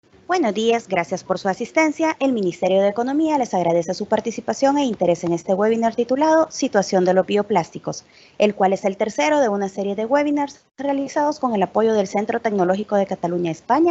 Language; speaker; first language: Spanish; native; Spanish